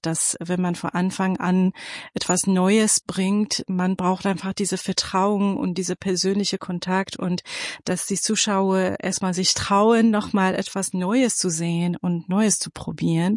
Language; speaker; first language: German; non-native, fluent; Persian